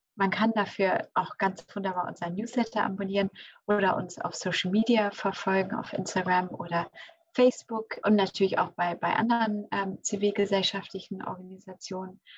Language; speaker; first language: German; early bilingual, other home language; English